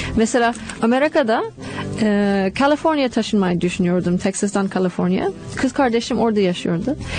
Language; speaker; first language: Turkish; non-native, fluent; English